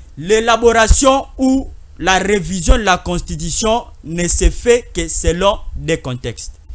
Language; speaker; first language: French; non-native, local second language; Lingala